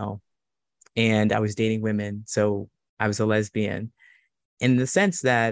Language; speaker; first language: English; native; English